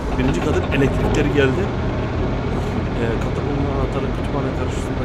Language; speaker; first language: Turkish; early bilingual, heritage; Turkish